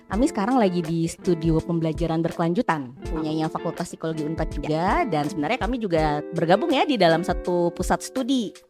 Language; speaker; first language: Indonesian; native; Indonesian